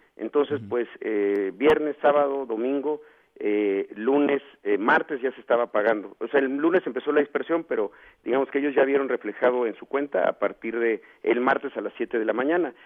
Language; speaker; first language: Spanish; native; Spanish